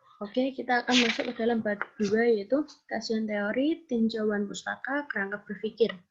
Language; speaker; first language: Indonesian; native; Indonesian